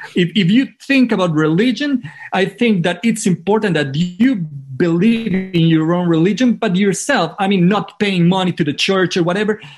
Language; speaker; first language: English; non-native, fluent; Spanish